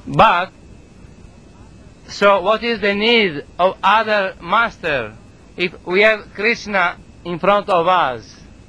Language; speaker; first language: English; non-native, fluent; Italian